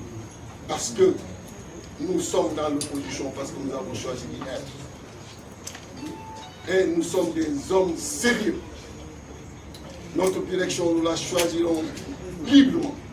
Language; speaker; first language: French; non-native, local second language; Wolof